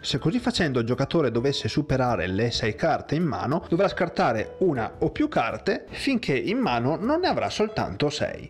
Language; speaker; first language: Italian; native; Italian